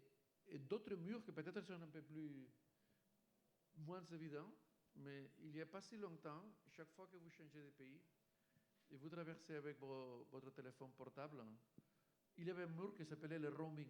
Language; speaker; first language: French; non-native, fluent; Spanish